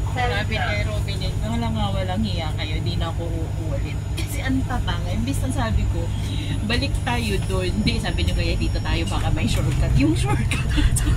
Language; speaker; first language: Filipino; native; Filipino